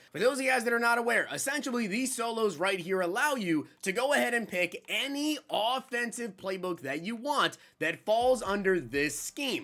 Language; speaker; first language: English; native; English